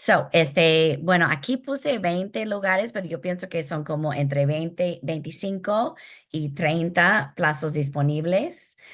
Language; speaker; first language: Spanish; early bilingual, heritage; Spanish